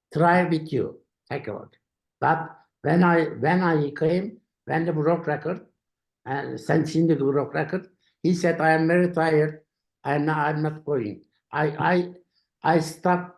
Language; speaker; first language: English; non-native, learner; Turkish